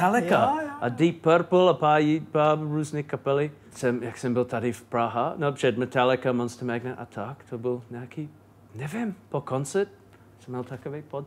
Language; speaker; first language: Czech; non-native, fluent; English